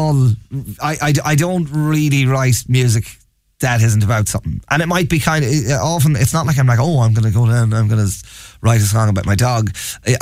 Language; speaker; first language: English; native; English